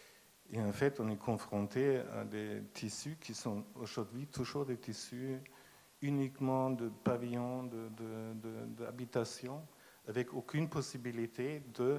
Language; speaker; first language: French; non-native, fluent; German